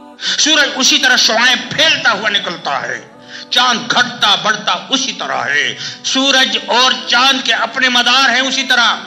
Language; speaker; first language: Urdu; non-native, local second language; Pashto